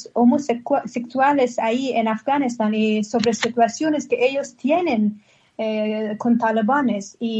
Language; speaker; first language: Spanish; non-native, learner; Persian